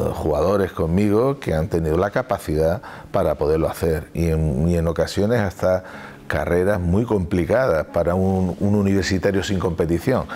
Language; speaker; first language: Spanish; native; Spanish